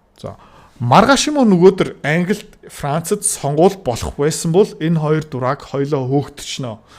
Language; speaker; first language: Mongolian; native; Mongolian